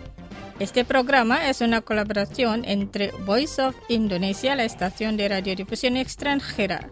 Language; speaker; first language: Spanish; non-native, fluent; Indonesian